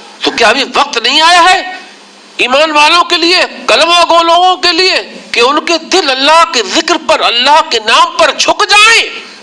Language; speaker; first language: Urdu; native; Urdu